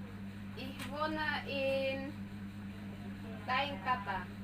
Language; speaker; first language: German; non-native, learner; Indonesian